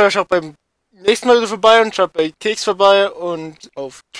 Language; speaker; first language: German; native; German